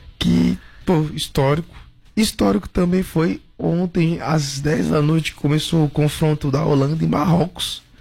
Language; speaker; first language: Portuguese; native; Portuguese